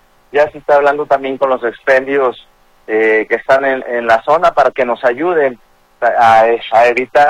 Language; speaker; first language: Spanish; native; Spanish